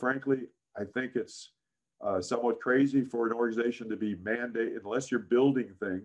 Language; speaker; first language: English; native; English